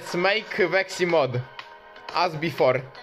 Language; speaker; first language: English; non-native, fluent; Polish